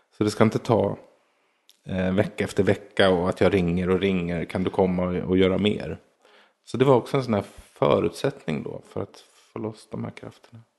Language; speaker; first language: Swedish; native; Swedish